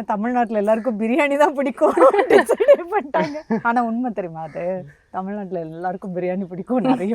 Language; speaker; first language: Tamil; native; Tamil